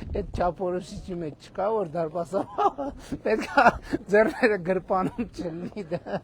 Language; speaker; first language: Armenian; native; Armenian